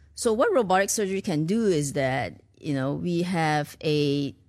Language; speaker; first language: English; non-native, local second language; Chinese